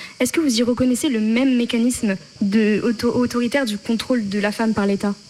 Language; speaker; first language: French; native; French